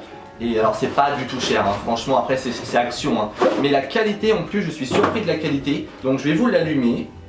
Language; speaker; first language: French; native; French